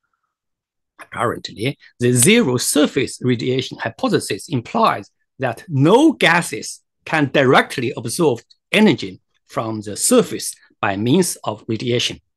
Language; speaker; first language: English; non-native, fluent; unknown